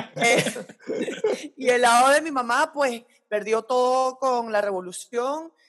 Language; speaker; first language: Spanish; early bilingual, heritage; Spanish